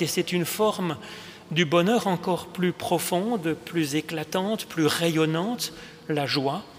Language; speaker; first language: French; native; French